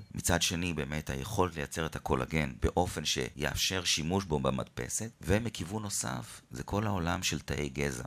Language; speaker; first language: Hebrew; native; Hebrew